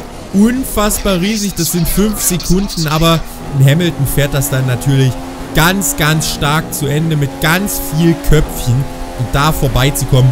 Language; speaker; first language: German; native; German